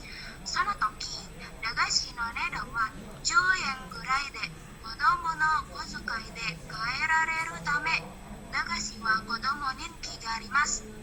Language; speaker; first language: Japanese; non-native, learner; Indonesian